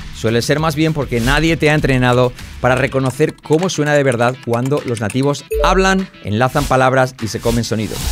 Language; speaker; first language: Spanish; native; Spanish